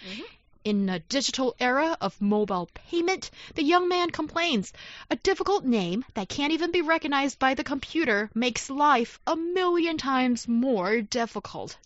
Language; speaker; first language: English; non-native, fluent; Chinese